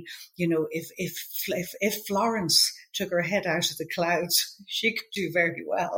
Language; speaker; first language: English; native; English